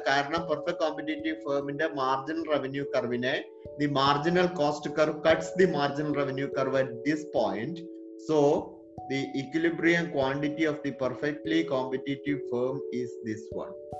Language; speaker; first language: English; non-native, local second language; Malayalam